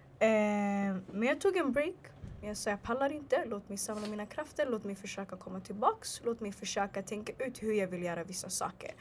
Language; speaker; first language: Swedish; early bilingual, other home language; Arabic